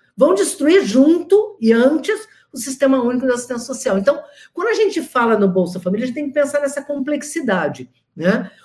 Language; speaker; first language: Portuguese; native; Portuguese